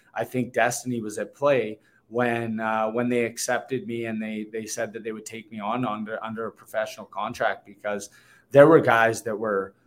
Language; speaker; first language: English; native; English